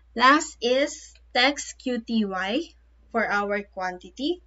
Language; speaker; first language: English; non-native, local second language; Filipino